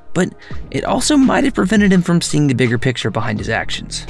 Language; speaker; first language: English; native; English